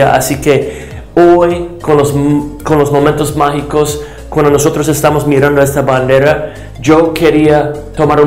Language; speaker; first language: Spanish; non-native, fluent; English